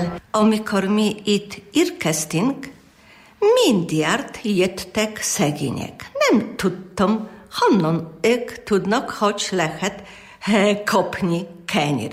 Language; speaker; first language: Hungarian; non-native, learner; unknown